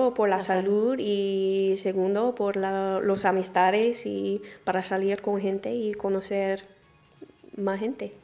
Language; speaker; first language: Spanish; non-native, learner; English